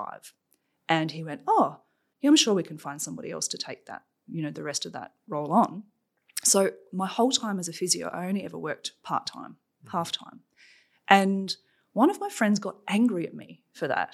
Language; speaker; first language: English; native; English